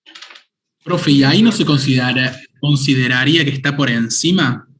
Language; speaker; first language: Spanish; native; Spanish